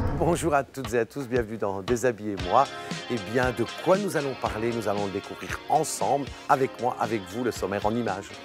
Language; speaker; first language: French; native; French